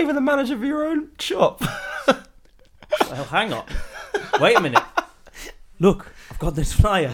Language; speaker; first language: English; native; English